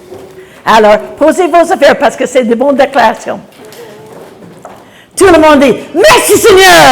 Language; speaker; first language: French; non-native, fluent; English